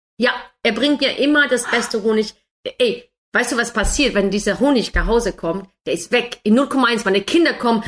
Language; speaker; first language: German; non-native, fluent; English